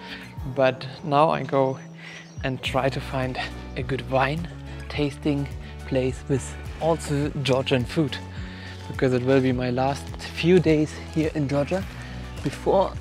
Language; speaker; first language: English; non-native, fluent; German